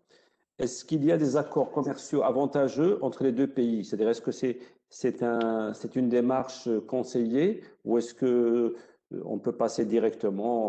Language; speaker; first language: French; non-native, local second language; Arabic